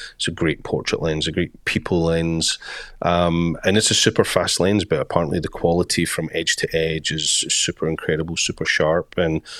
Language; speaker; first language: English; native; English